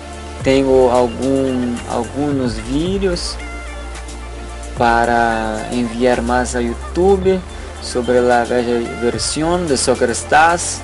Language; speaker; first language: Portuguese; non-native, learner; Spanish